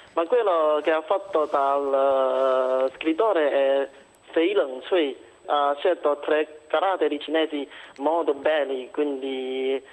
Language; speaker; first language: Italian; non-native, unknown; Chinese